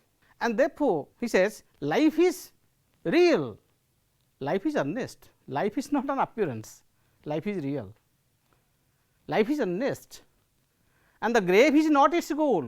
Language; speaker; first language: English; non-native, local second language; Odia